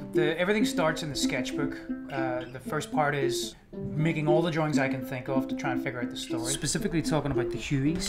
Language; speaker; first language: English; native; English